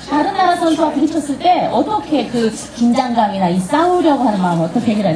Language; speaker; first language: Korean; native; Korean